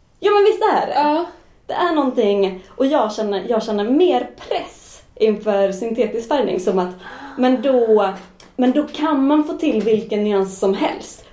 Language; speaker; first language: Swedish; native; Swedish